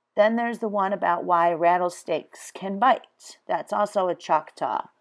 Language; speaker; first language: English; native; English